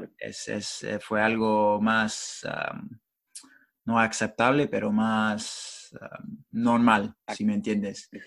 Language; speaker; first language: Spanish; non-native, fluent; English